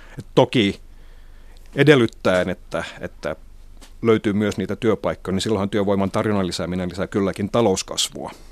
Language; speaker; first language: Finnish; non-native, local second language; Swedish